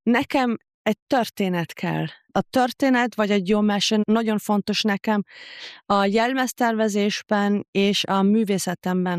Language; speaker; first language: Hungarian; non-native, fluent; German